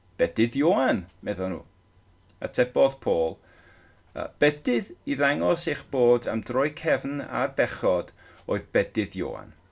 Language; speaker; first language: Welsh; non-native, local second language; English